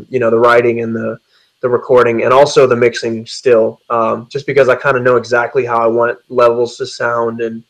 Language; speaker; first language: English; native; English